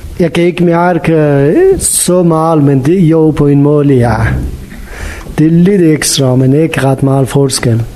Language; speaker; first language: Danish; non-native, learner; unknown